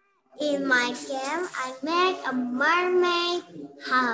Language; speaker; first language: English; non-native, learner; Indonesian